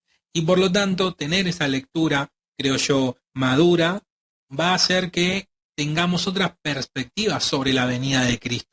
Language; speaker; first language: Spanish; native; Spanish